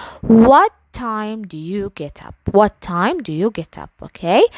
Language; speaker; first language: English; non-native, fluent; Arabic